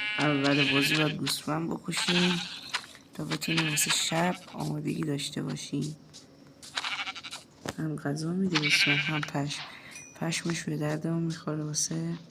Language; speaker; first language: Persian; native; Persian